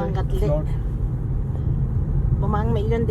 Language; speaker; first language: Danish; non-native, learner; Filipino